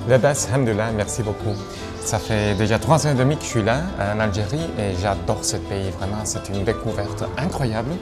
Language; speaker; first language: French; non-native, fluent; Spanish